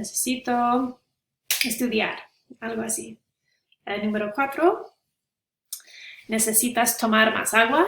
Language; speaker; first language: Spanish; non-native, fluent; English